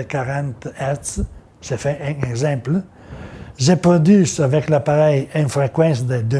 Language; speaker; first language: French; non-native, learner; Italian